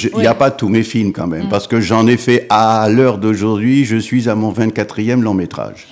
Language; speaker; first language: French; native; French